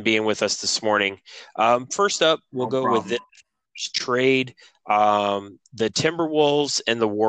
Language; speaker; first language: English; native; English